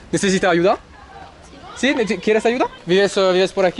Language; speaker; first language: Spanish; non-native, learner; French